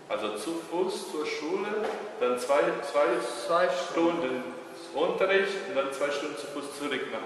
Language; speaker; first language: German; early bilingual, heritage; German